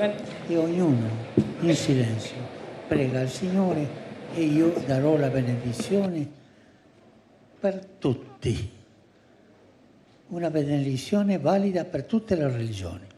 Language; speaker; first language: Italian; early bilingual, heritage; Spanish